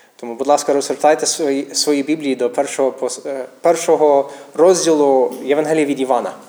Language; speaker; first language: Ukrainian; non-native, fluent; English